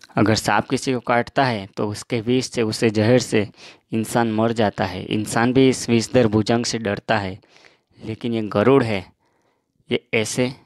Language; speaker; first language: Hindi; non-native, local second language; Gujarati